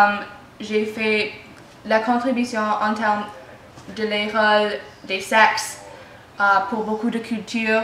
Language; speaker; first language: French; non-native, learner; English